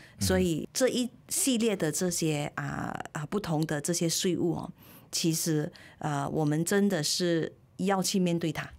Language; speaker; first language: Chinese; native; Chinese